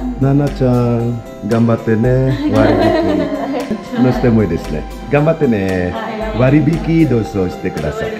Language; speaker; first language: Japanese; non-native, fluent; Balinese